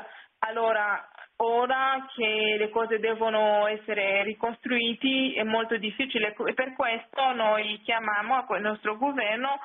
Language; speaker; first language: Italian; non-native, fluent; French